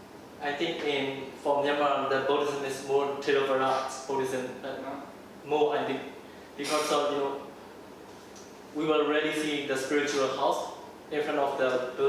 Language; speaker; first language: English; non-native, learner; Burmese